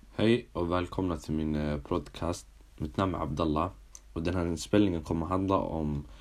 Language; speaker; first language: Swedish; early bilingual, other home language; Somali